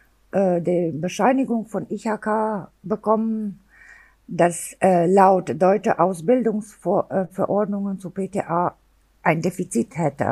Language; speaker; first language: German; non-native, local second language; Albanian